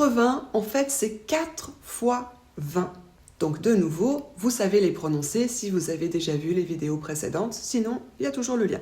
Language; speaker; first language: French; native; French